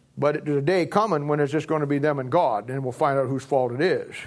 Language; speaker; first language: English; native; English